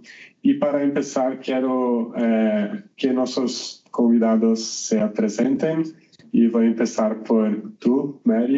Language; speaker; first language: Spanish; non-native, learner; Portuguese